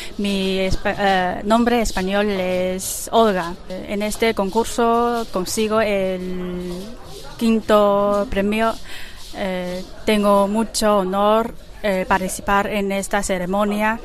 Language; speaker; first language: Spanish; non-native, learner; Chinese